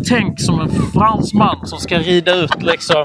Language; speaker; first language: Swedish; native; Swedish